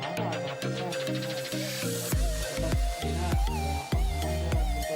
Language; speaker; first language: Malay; non-native, local second language; Sundanese